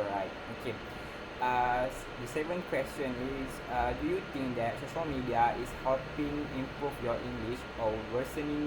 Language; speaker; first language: English; non-native, local second language; Malay